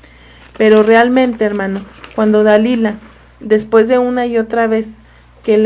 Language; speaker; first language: Spanish; native; Spanish